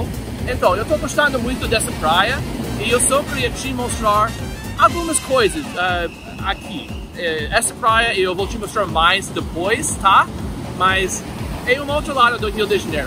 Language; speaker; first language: Portuguese; non-native, fluent; English